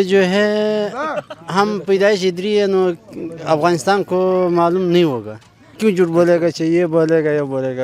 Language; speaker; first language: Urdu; non-native, local second language; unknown